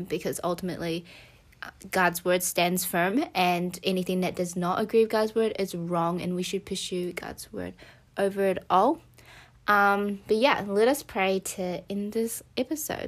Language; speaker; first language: English; native; English